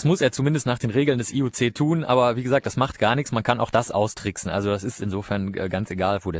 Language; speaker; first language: German; native; German